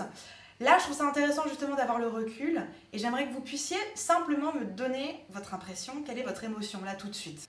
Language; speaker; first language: French; native; French